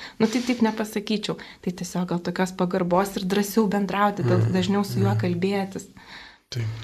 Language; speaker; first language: Lithuanian; native; Lithuanian